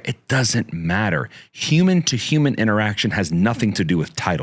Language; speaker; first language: English; native; English